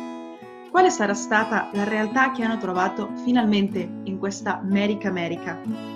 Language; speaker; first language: Italian; non-native, fluent; Spanish